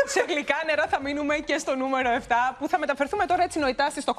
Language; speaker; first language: Greek; native; Greek